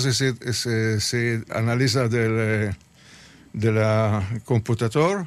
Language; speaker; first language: Spanish; early bilingual, heritage; Spanish